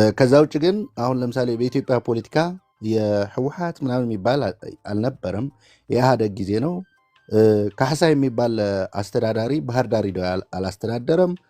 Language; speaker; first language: Amharic; non-native, local second language; Tigrinya